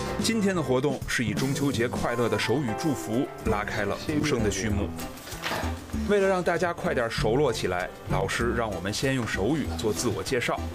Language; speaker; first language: Chinese; native; Chinese